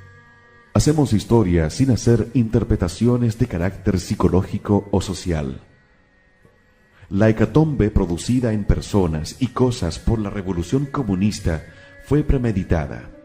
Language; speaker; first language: Spanish; native; Spanish